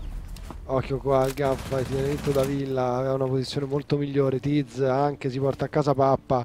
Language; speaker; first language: Italian; native; Italian